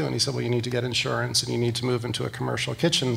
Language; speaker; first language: English; native; English